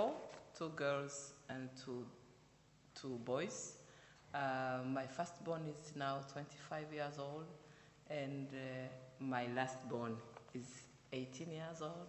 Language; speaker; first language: English; non-native, local second language; Kinyarwanda